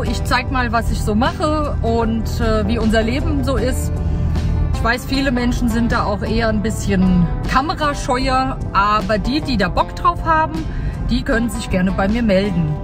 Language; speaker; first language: German; native; German